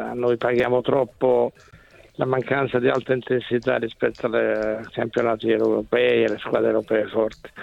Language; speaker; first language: Italian; native; Italian